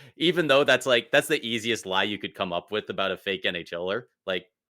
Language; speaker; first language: English; native; English